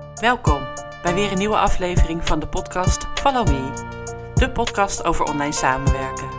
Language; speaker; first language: Dutch; native; Dutch